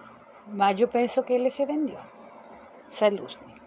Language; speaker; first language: Portuguese; non-native, fluent; Spanish